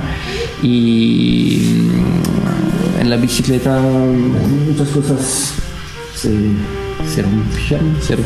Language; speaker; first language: Spanish; non-native, learner; French